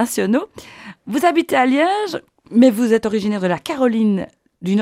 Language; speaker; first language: French; native; French